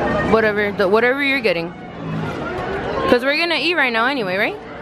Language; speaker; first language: English; early bilingual, other home language; Spanish